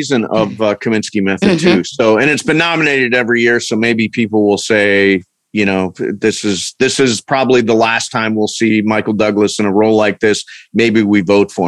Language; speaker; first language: English; native; English